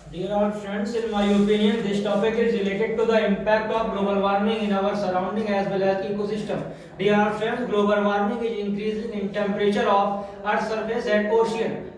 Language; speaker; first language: English; non-native, learner; Hindi